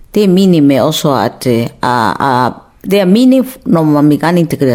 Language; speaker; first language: Danish; non-native, fluent; Spanish